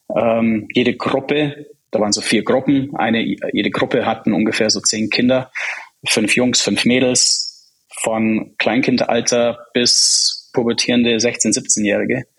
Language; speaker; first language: German; early bilingual, other home language; Czech